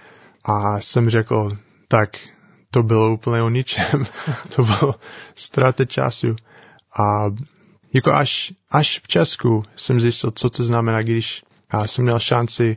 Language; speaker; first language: Czech; non-native, fluent; English